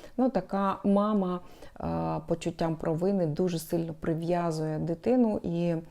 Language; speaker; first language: Ukrainian; non-native, local second language; Russian